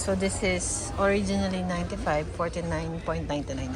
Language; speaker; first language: Filipino; native; Filipino